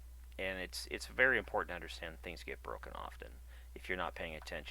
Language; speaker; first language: English; native; English